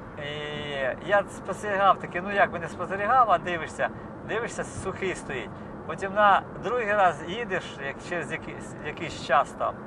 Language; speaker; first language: Ukrainian; non-native, local second language; Russian